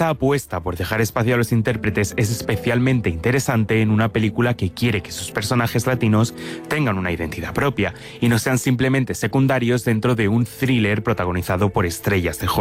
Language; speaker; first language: Spanish; native; Spanish